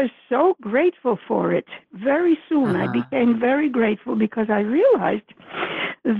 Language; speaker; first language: English; early bilingual, other home language; Spanish